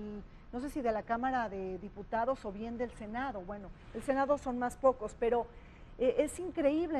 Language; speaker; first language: Spanish; native; Spanish